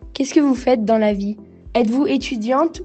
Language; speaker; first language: French; native; French